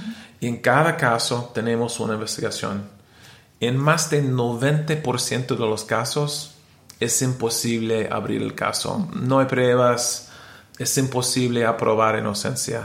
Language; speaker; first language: Spanish; non-native, learner; English